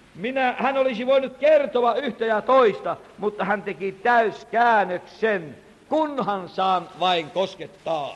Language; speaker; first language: Finnish; native; Finnish